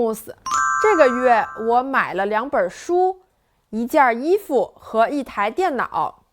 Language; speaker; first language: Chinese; non-native, fluent; French